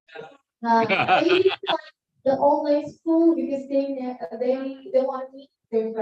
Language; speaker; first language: English; non-native, learner; Indonesian